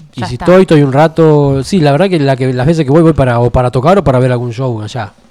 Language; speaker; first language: Spanish; native; Spanish